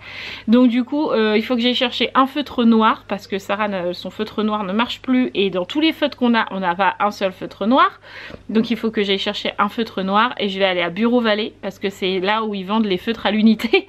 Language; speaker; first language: French; native; French